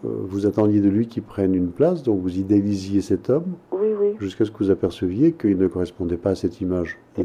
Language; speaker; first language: French; native; French